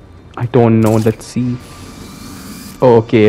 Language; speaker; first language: English; native; English